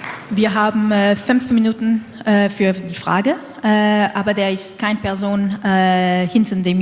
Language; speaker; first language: German; non-native, learner; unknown